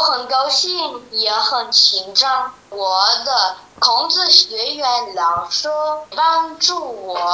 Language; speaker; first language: Chinese; non-native, learner; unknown